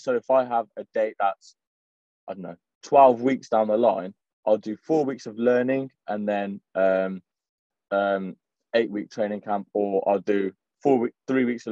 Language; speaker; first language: English; native; English